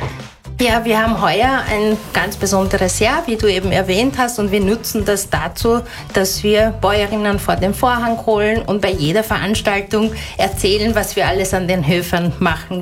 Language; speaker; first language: German; native; German